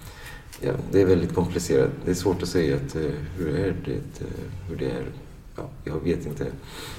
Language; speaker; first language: Swedish; non-native, fluent; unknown